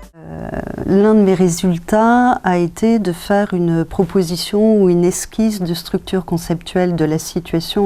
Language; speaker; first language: French; native; French